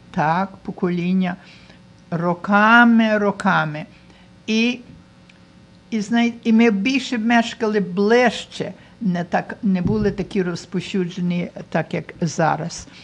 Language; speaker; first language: Ukrainian; early bilingual, heritage; Ukrainian